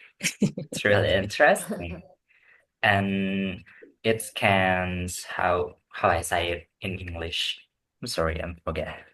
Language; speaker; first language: English; non-native, learner; Indonesian